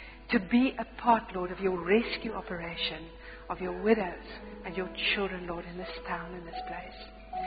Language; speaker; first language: English; non-native, local second language; Afrikaans